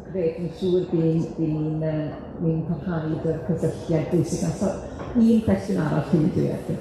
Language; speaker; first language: Welsh; native; Welsh